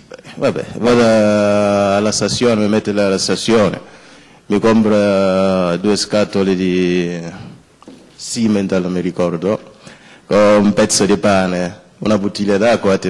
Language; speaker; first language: Italian; non-native, fluent; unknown